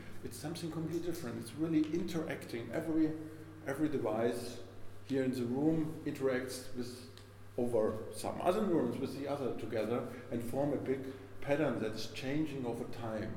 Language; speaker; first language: English; non-native, fluent; German